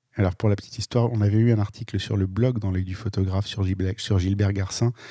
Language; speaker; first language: French; native; French